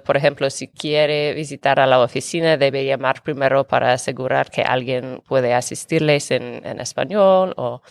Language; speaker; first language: Spanish; non-native, fluent; English